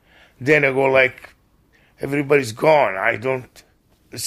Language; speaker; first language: English; non-native, fluent; Arabic